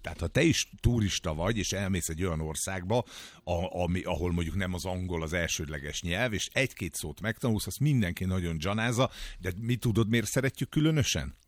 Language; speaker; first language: Hungarian; native; Hungarian